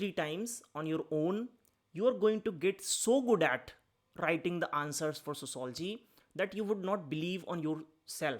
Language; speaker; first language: English; non-native, local second language; Hindi